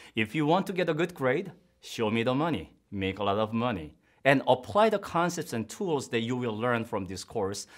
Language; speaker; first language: English; non-native, fluent; Korean